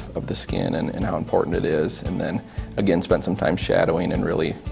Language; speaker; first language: English; native; English